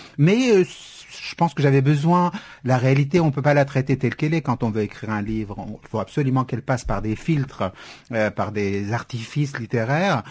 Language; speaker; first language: French; non-native, fluent; Kurdish